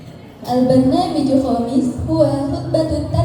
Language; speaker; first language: Arabic; non-native, learner; Indonesian